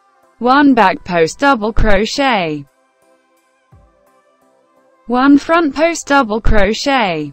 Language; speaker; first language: English; non-native, learner; Spanish